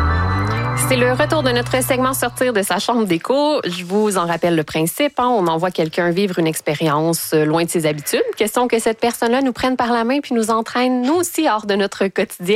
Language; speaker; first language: French; native; French